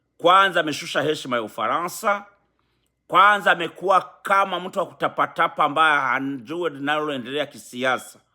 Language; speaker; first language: Swahili; non-native, local second language; Rundi